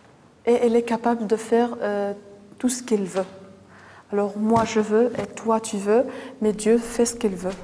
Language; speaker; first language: French; non-native, local second language; Arabic